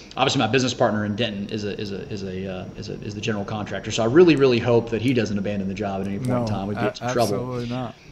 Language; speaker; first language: English; native; English